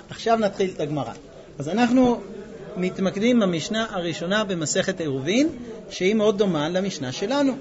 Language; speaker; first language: Hebrew; non-native, fluent; English